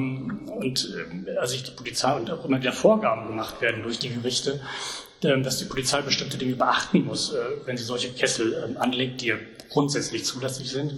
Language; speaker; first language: German; native; German